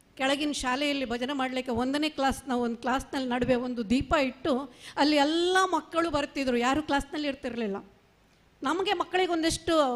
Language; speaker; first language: Kannada; non-native, local second language; Marathi